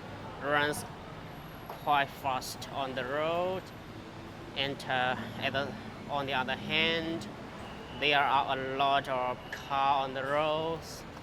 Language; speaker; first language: English; non-native, fluent; Chinese